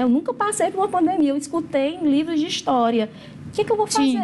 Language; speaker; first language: Portuguese; native; Portuguese